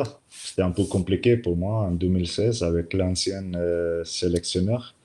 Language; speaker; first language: French; non-native, learner; Slovenian